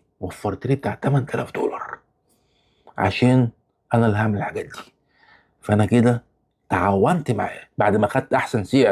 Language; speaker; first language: Arabic; native; Arabic